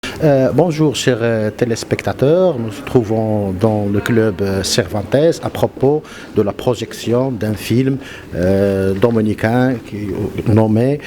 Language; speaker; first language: French; non-native, local second language; Arabic